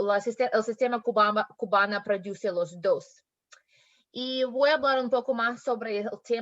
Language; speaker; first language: Spanish; non-native, learner; English